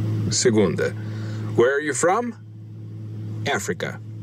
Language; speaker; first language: English; non-native, fluent; Portuguese